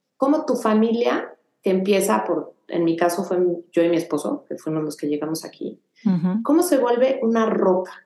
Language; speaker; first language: Spanish; native; Spanish